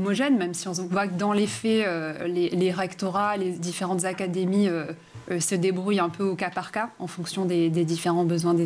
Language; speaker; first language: French; native; French